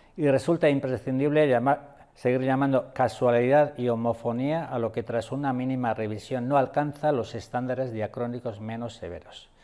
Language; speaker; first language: Spanish; non-native, local second language; Basque